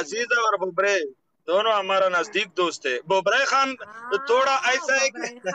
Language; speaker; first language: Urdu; non-native, local second language; Pashto